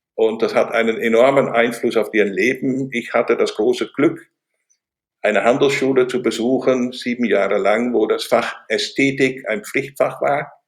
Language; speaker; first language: German; non-native, fluent; Dutch